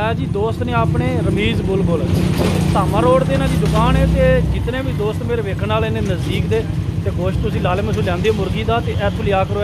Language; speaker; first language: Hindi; non-native, local second language; Punjabi